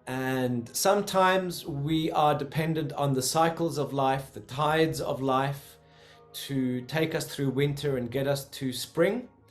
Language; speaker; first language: English; native; English